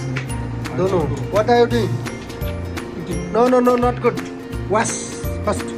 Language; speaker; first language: English; non-native, learner; Nepali